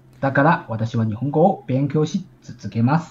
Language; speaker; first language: Japanese; non-native, learner; Chinese